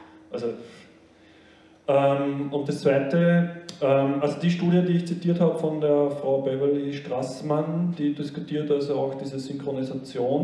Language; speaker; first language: German; native; German